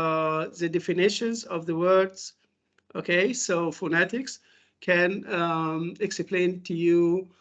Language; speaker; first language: English; non-native, fluent; Arabic